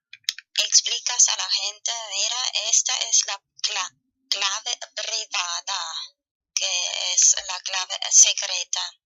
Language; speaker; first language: Spanish; non-native, fluent; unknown